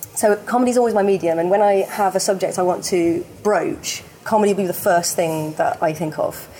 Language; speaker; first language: English; native; English